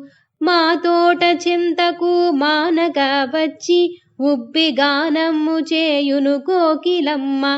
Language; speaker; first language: Telugu; native; Telugu